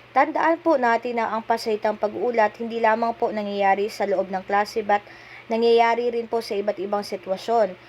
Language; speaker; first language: Filipino; non-native, local second language; Cebuano